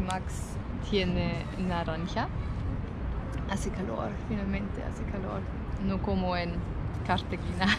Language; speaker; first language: Spanish; non-native, learner; German